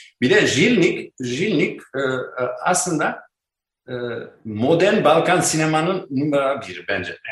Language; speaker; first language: Turkish; non-native, learner; Albanian